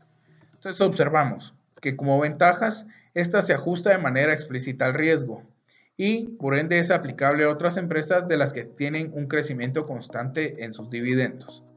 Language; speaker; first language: Spanish; native; Spanish